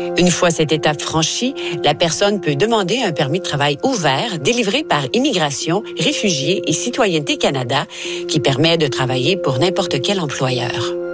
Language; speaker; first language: French; native; French